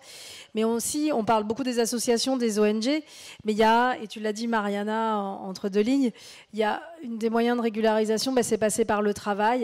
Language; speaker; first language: French; native; French